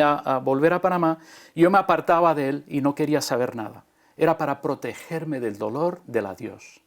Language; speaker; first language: Spanish; early bilingual, other home language; English